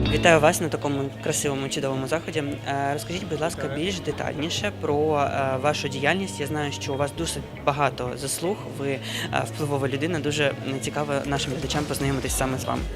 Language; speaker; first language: Ukrainian; native; Ukrainian